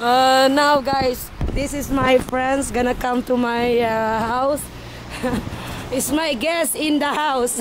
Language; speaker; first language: English; non-native, local second language; Filipino